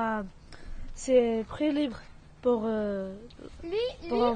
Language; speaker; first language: French; non-native, learner; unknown